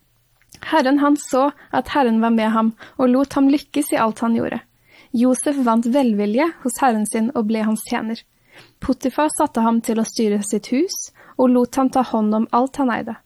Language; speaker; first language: Norwegian; native; Norwegian